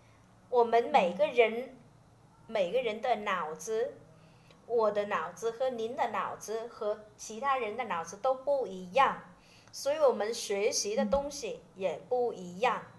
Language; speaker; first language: Chinese; non-native, fluent; Vietnamese